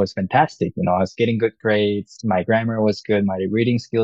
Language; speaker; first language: English; non-native, fluent; Korean